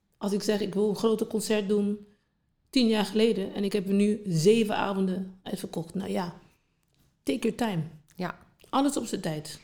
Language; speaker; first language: Dutch; non-native, local second language; English